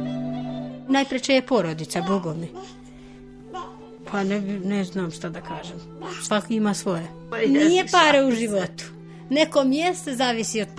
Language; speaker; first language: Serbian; non-native, fluent; Albanian